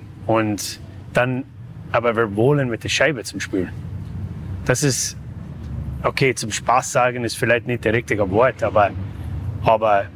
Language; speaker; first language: German; non-native, learner; English